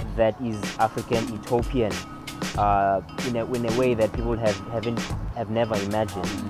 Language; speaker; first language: English; non-native, local second language; Xhosa